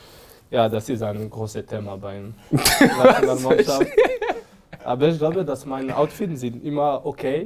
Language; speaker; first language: German; non-native, learner; French